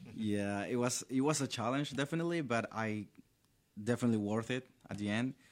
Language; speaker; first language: English; non-native, learner; Spanish